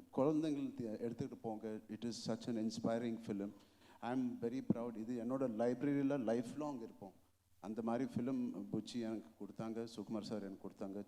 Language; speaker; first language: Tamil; non-native, local second language; Telugu